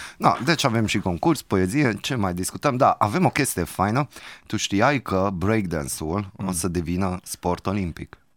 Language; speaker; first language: Romanian; native; Romanian